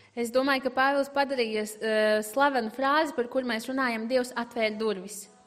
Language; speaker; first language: Latvian; native; Latvian